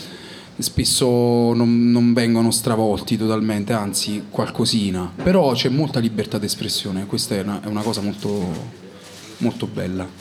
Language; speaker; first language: Italian; native; Italian